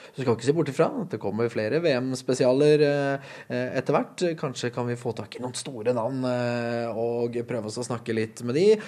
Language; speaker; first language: Norwegian; native; Norwegian